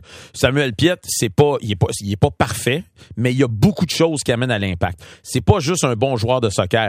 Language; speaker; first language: French; native; French